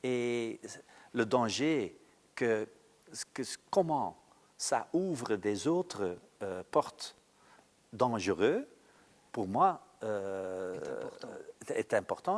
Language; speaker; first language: French; non-native, local second language; Dutch